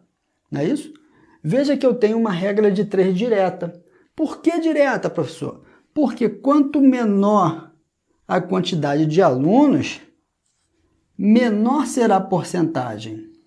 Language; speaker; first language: Portuguese; native; Portuguese